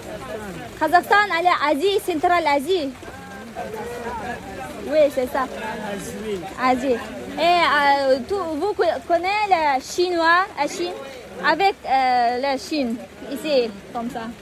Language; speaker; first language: French; non-native, learner; Kazakh